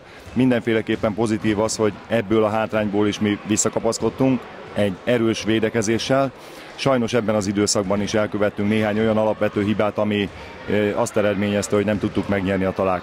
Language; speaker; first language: Hungarian; native; Hungarian